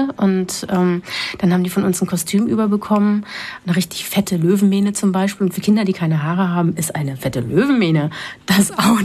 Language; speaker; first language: German; native; German